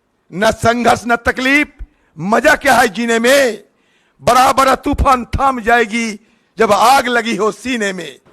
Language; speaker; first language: Hindi; non-native, local second language; Bangla